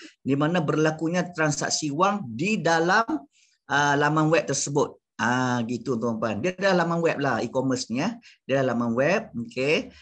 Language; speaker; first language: Malay; native; Malay